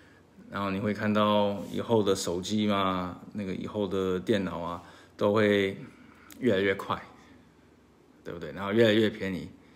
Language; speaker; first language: Chinese; early bilingual, heritage; Chinese